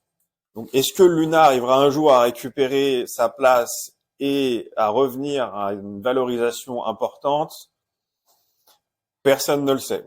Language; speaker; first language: French; native; French